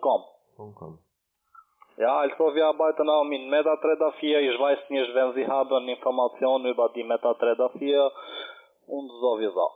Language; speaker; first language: German; non-native, learner; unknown